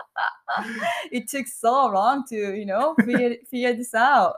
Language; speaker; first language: English; non-native, fluent; Japanese